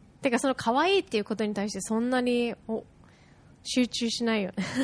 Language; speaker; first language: Japanese; early bilingual, heritage; Japanese